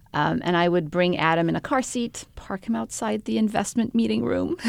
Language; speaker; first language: English; non-native, fluent; Arabic